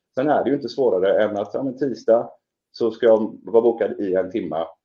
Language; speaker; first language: Swedish; native; Swedish